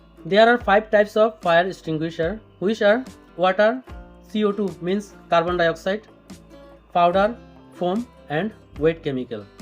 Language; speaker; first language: English; non-native, local second language; Bangla